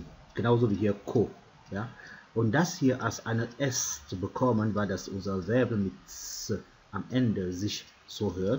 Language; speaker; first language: German; non-native, fluent; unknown